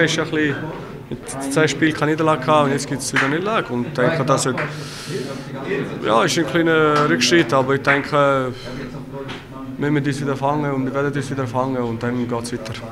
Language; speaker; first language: German; non-native, fluent; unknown